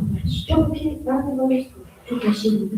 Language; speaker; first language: Russian; non-native, local second language; Kazakh